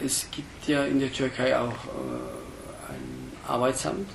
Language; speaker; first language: German; early bilingual, other home language; Turkish